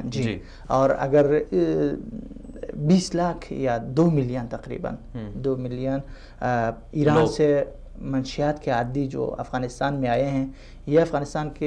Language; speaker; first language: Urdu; non-native, fluent; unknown